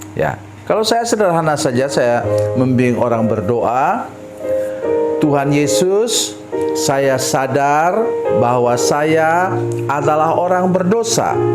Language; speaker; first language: Indonesian; native; Indonesian